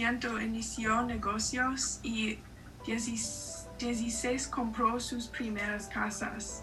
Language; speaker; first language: Spanish; non-native, learner; English